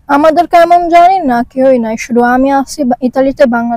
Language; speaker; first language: Bangla; early bilingual, heritage; Bangla